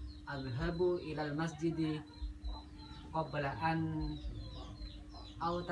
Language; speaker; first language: Arabic; non-native, learner; Indonesian